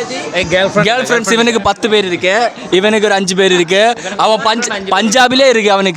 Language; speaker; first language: Tamil; non-native, local second language; Malayalam